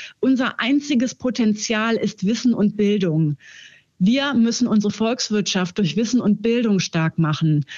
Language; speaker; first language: German; native; German